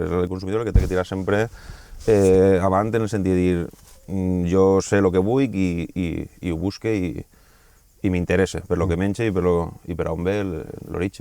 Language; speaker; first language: Catalan; native; Catalan